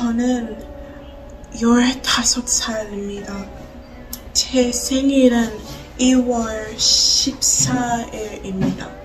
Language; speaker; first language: Korean; non-native, learner; English